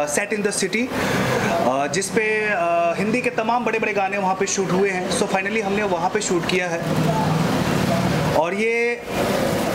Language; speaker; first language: Hindi; native; Hindi